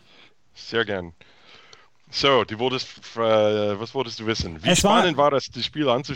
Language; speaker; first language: German; non-native, fluent; English